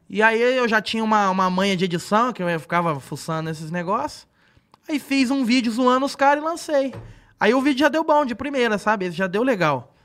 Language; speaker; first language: Portuguese; native; Portuguese